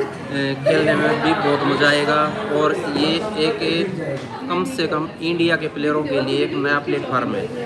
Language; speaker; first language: Hindi; native; Hindi